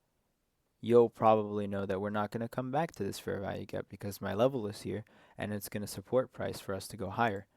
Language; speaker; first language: English; native; English